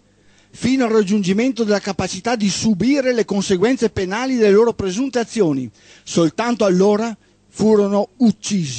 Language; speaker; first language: Italian; native; Italian